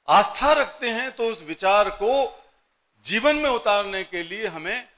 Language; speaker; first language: Hindi; native; Hindi